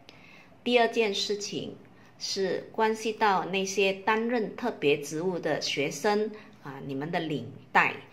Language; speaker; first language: Chinese; native; Chinese